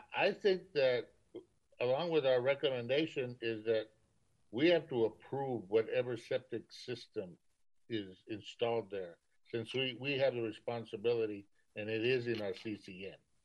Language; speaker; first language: English; early bilingual, other home language; Spanish